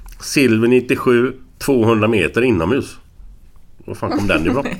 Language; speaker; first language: Swedish; native; Swedish